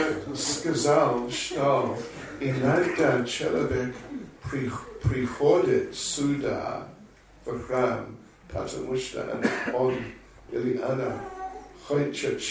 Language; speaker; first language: Russian; non-native, learner; English